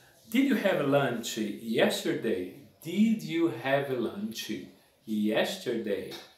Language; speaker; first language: English; non-native, fluent; Portuguese